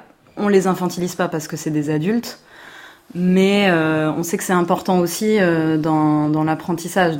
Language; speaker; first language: French; native; French